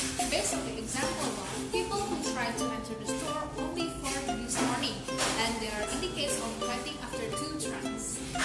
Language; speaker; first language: English; non-native, learner; Indonesian